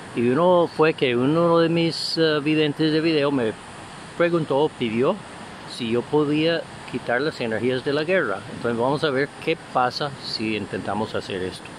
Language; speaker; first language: Spanish; non-native, fluent; English